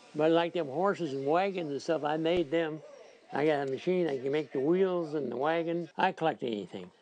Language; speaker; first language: English; native; English